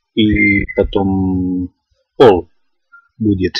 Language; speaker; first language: Russian; non-native, learner; Spanish